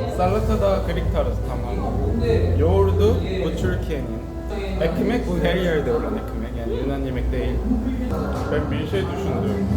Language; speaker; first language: Turkish; non-native, learner; Korean